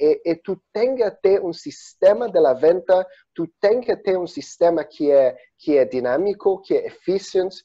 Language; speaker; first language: Spanish; non-native, learner; Portuguese